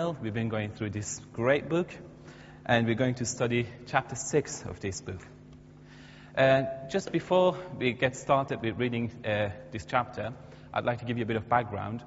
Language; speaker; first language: English; non-native, fluent; Persian